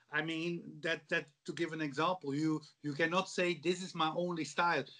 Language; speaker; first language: English; non-native, fluent; Dutch